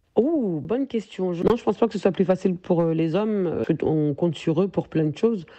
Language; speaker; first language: French; early bilingual, other home language; Soninke